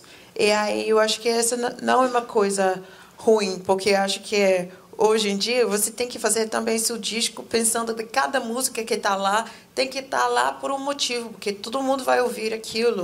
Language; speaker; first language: Portuguese; non-native, fluent; English